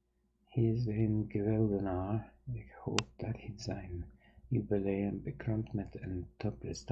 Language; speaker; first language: Dutch; non-native, learner; English